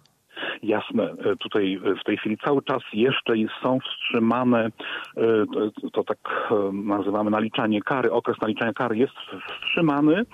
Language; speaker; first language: Polish; native; Polish